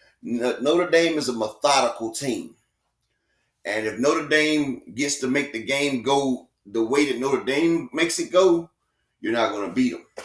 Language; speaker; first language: English; native; English